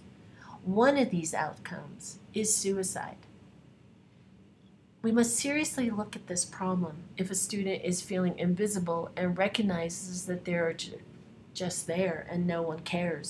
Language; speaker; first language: English; native; English